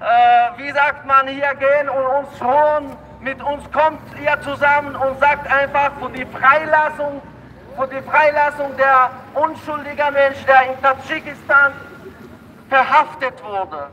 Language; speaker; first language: German; non-native, fluent; Tajik